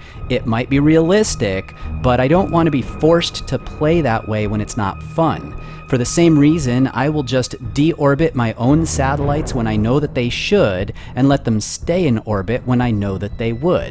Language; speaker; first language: English; native; English